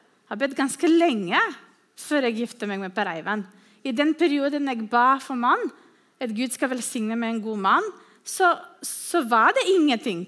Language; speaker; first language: Norwegian; non-native, fluent; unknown